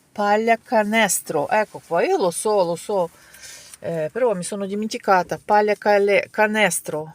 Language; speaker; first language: Italian; non-native, learner; Ukrainian